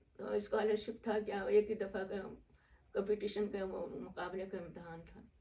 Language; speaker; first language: Urdu; native; Urdu